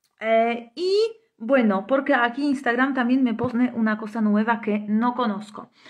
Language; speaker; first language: Spanish; non-native, fluent; Polish